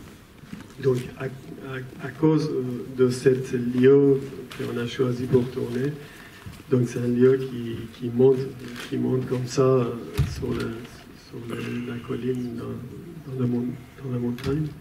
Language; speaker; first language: French; non-native, fluent; Persian